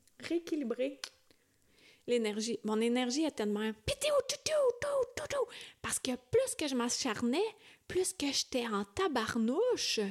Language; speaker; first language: French; native; French